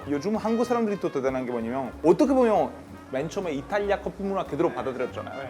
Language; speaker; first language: Korean; non-native, fluent; Italian